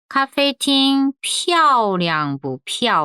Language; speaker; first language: Chinese; non-native, fluent; Korean